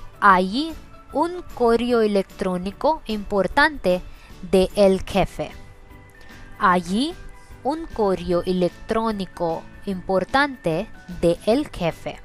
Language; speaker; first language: Spanish; non-native, fluent; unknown